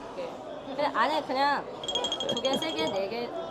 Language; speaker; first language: Korean; non-native, learner; Chinese